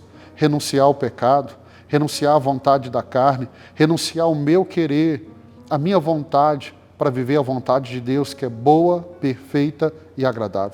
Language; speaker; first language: Portuguese; native; Portuguese